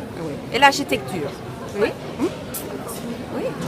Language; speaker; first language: French; non-native, learner; Swedish